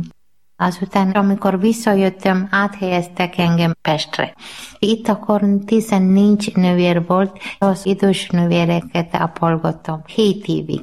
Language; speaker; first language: Hungarian; non-native, learner; Malayalam